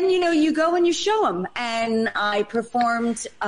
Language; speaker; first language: English; native; English